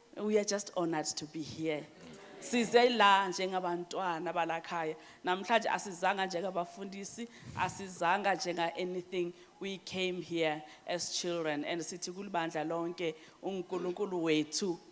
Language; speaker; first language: Zulu; non-native, local second language; Swati